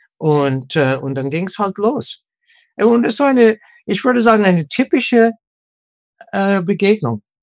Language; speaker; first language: German; non-native, fluent; English